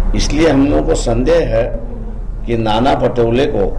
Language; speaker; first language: Hindi; non-native, local second language; Marathi